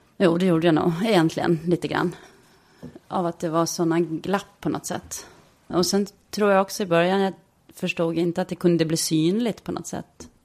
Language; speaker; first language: Swedish; native; Swedish